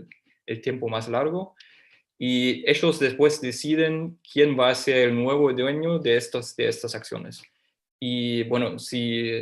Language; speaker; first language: Spanish; non-native, fluent; German